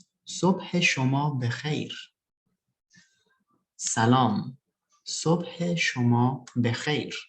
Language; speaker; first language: Persian; early bilingual, other home language; Indonesian